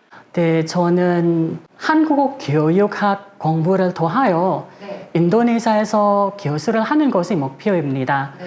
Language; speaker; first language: Korean; non-native, fluent; Indonesian